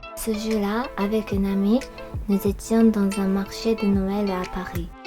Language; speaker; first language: French; non-native, learner; Japanese